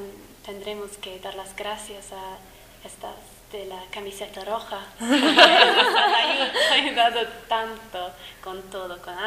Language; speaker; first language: Spanish; non-native, fluent; English